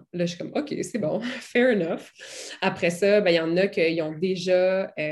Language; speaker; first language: French; native; French